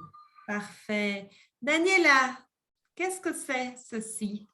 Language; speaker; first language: French; non-native, fluent; Spanish